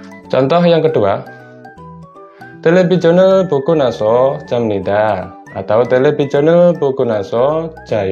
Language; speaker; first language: Korean; non-native, fluent; Indonesian